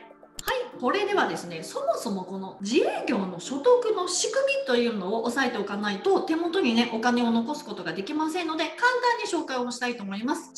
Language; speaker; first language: Japanese; native; Japanese